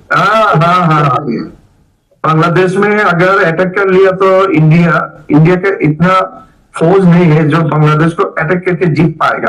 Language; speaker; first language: Hindi; non-native, learner; Bangla